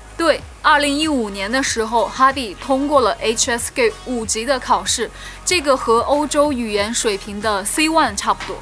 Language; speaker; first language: Chinese; native; Chinese